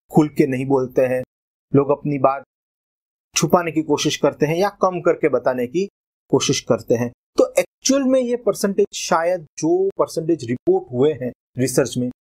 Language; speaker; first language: Hindi; non-native, local second language; Gujarati